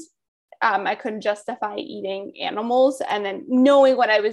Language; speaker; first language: English; native; English